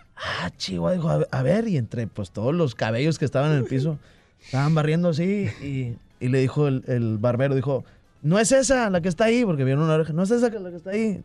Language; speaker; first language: Spanish; native; Spanish